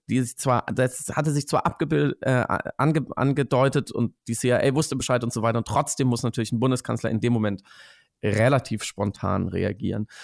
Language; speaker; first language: German; native; German